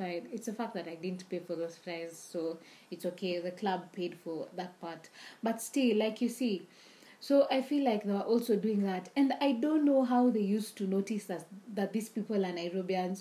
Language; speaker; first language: English; non-native, local second language; Swahili